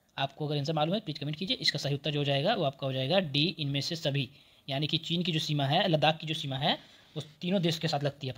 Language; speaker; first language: Hindi; native; Hindi